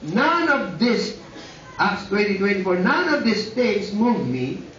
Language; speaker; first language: English; non-native, local second language; Filipino